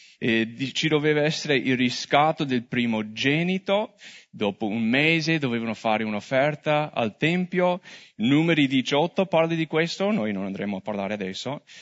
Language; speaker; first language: Italian; non-native, fluent; English